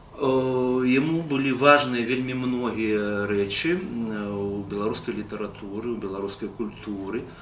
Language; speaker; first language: Belarusian; native; Belarusian